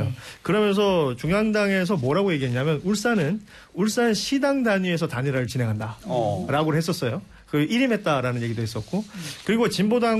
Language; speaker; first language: Korean; native; Korean